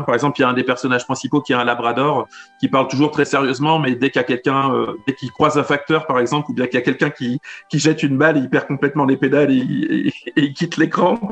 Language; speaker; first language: French; native; French